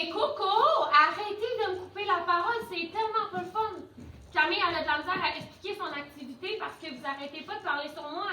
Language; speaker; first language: French; native; French